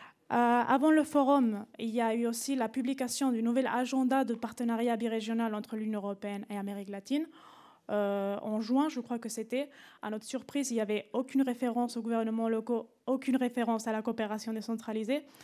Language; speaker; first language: French; non-native, fluent; Spanish